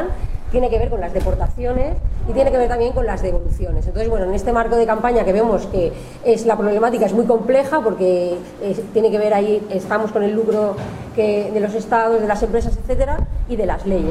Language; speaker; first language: Spanish; native; Spanish